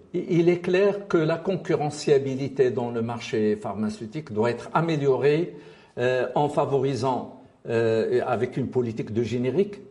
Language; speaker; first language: French; non-native, local second language; Arabic